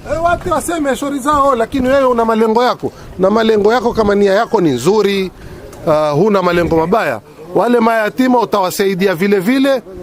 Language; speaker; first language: Swahili; native; Swahili